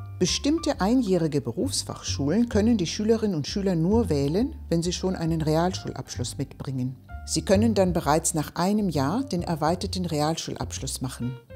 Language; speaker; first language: German; non-native, fluent; Greek